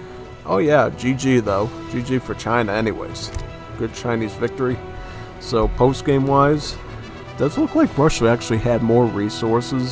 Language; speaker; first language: English; native; English